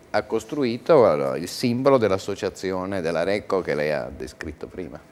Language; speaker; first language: Italian; native; Italian